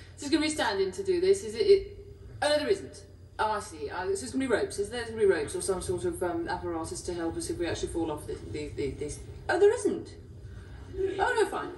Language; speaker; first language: English; native; English